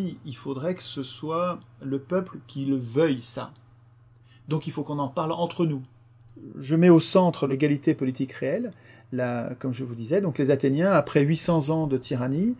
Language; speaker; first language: French; native; French